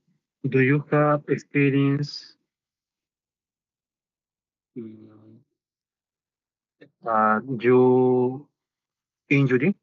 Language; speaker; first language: English; non-native, learner; Spanish